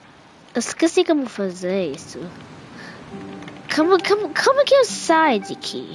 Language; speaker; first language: Portuguese; early bilingual, heritage; Portuguese